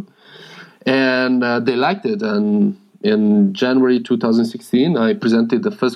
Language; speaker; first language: English; non-native, fluent; Italian